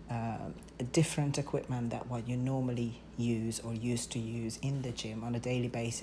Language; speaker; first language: English; non-native, fluent; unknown